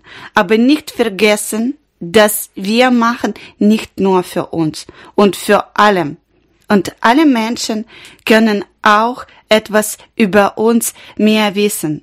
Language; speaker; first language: German; non-native, learner; Ukrainian